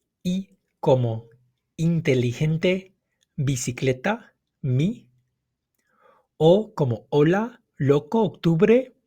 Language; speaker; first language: Spanish; non-native, fluent; English